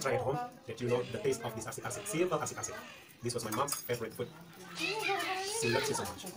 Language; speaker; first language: English; non-native, learner; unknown